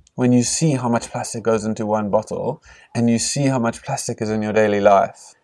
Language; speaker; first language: English; native; English